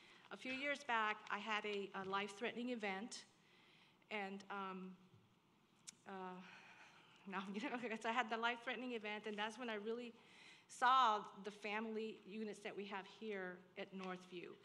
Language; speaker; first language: English; early bilingual, other home language; Spanish